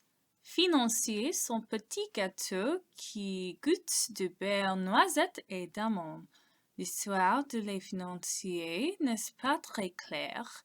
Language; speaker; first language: French; non-native, learner; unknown